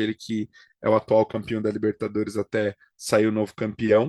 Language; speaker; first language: Portuguese; native; Portuguese